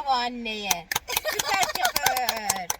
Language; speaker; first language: Turkish; native; Turkish